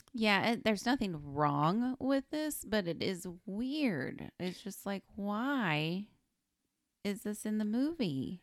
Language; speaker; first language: English; native; English